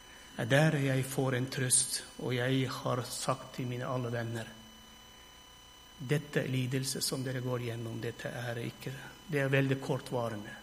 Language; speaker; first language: Norwegian; non-native, fluent; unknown